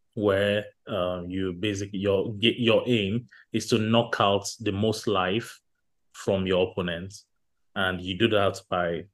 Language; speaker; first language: English; non-native, local second language; Yoruba